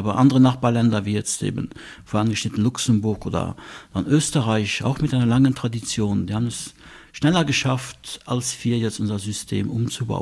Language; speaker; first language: German; non-native, local second language; Luxembourgish